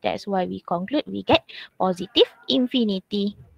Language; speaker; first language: English; non-native, local second language; Malay